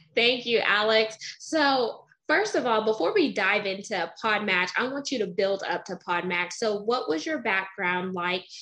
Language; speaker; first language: English; native; English